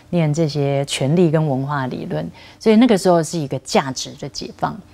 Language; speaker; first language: Chinese; native; Chinese